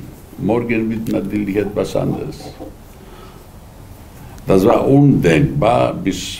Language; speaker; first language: German; non-native, fluent; Greek